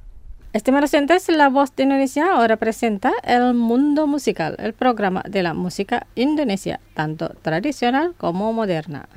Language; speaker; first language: Spanish; non-native, fluent; Indonesian